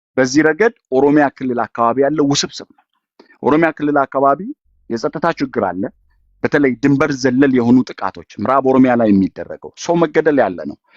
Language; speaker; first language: Amharic; non-native, local second language; Oromo